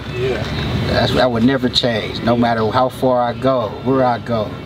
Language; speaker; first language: English; native; English